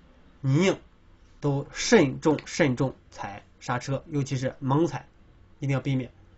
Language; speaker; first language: Chinese; native; Chinese